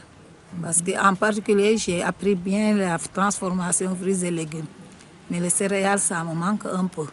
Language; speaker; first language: French; non-native, learner; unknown